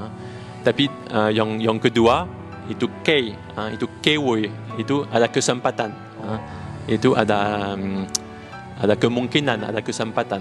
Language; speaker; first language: Indonesian; non-native, learner; French